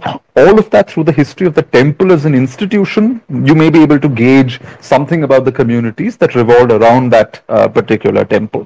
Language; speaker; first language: English; non-native, local second language; Malayalam